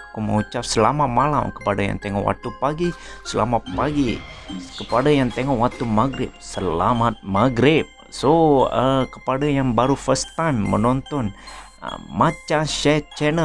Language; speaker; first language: Malay; native; Malay